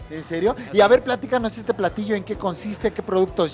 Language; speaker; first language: Spanish; native; Spanish